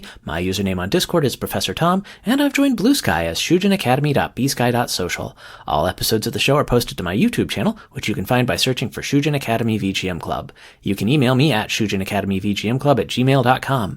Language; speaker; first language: English; native; English